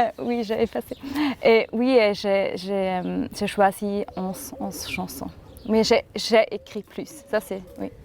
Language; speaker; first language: French; non-native, local second language; Swiss German